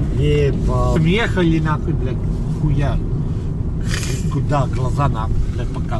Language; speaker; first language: Russian; native; Russian